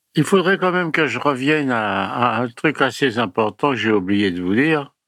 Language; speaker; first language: French; early bilingual, other home language; Italian